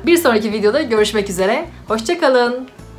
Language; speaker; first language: Turkish; native; Turkish